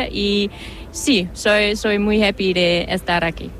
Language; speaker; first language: Spanish; non-native, learner; German